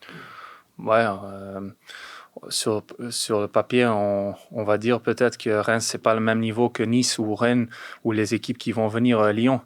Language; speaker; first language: French; non-native, fluent; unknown